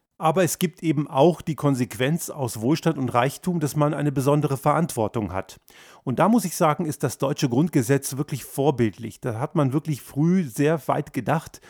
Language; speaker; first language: German; early bilingual, other home language; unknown